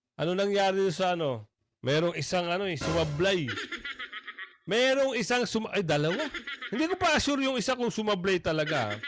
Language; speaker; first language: Filipino; native; Filipino